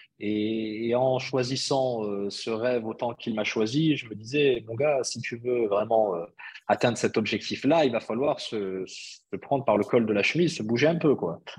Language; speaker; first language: French; early bilingual, other home language; Arabic